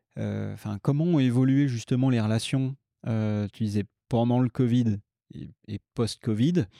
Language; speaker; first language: French; native; French